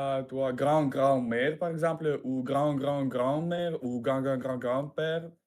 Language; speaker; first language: French; non-native, learner; Russian